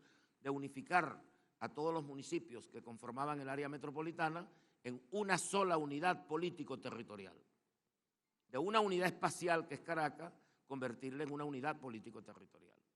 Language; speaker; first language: Spanish; native; Spanish